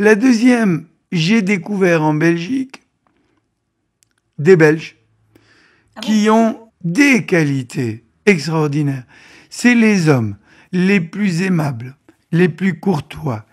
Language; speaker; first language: French; native; French